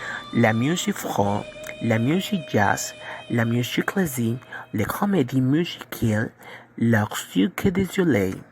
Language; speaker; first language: French; non-native, learner; Spanish